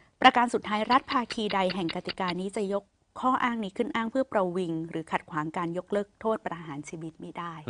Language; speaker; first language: Thai; native; Thai